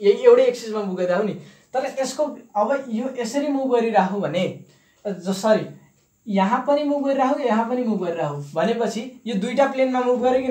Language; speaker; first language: Nepali; native; Nepali